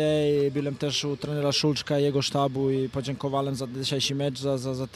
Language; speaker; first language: Polish; non-native, fluent; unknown